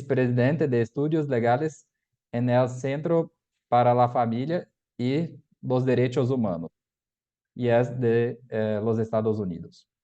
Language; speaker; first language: Spanish; non-native, fluent; Portuguese